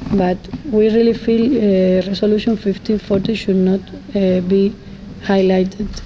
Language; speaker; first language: English; non-native, fluent; Spanish